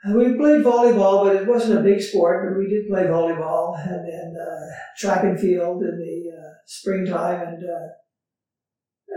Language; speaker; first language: English; native; English